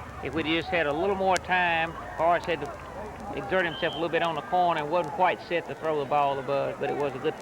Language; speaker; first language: English; native; English